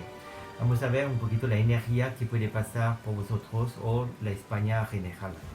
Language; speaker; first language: Spanish; non-native, learner; French